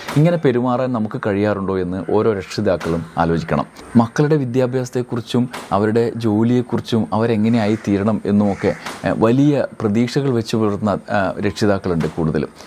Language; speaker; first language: Malayalam; native; Malayalam